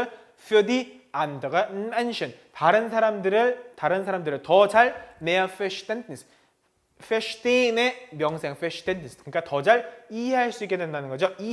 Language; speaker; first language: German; non-native, fluent; Korean